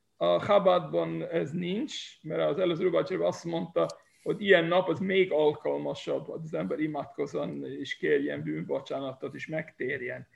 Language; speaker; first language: Hungarian; early bilingual, heritage; Hungarian